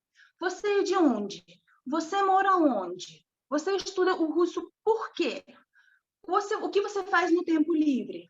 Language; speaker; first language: Portuguese; non-native, fluent; Russian